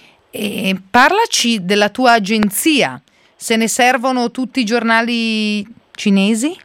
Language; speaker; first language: Italian; native; Italian